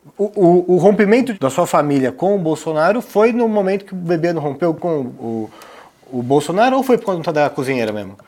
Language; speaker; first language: Portuguese; native; Portuguese